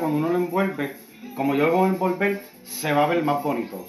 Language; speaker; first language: Spanish; early bilingual, heritage; Spanish